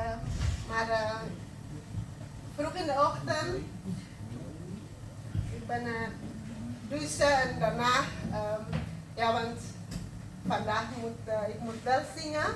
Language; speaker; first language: Dutch; non-native, learner; Indonesian